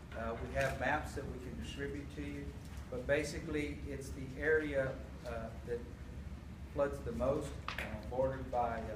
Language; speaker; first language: English; early bilingual, other home language; Spanish